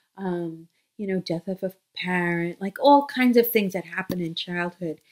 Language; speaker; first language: English; native; English